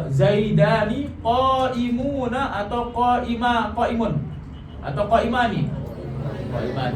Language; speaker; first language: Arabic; non-native, fluent; Indonesian